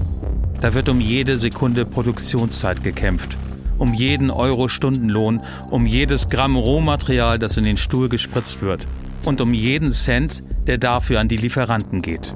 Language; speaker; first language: German; native; German